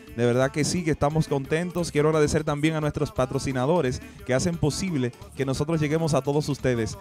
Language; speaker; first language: Spanish; native; Spanish